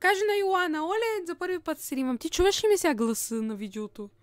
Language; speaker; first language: Bulgarian; native; Bulgarian